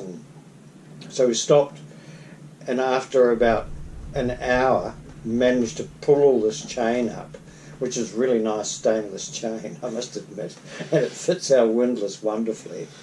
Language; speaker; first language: English; native; English